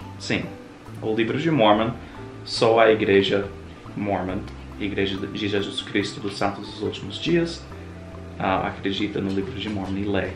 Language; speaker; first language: Portuguese; non-native, fluent; English